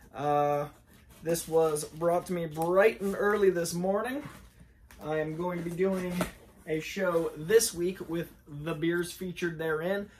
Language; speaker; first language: English; native; English